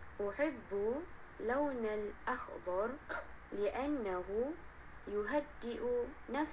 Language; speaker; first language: Arabic; non-native, learner; Malay